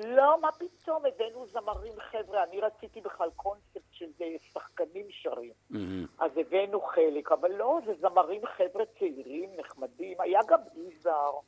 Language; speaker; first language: Hebrew; native; Hebrew